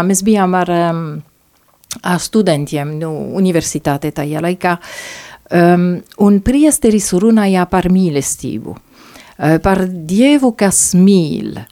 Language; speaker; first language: Latvian; non-native, fluent; French